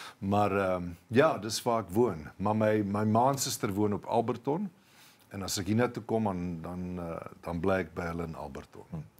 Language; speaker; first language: Afrikaans; native; Afrikaans